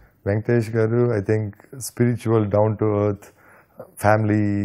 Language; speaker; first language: English; non-native, local second language; Telugu